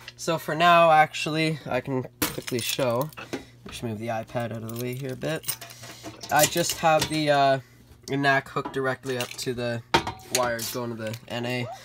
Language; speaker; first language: English; native; English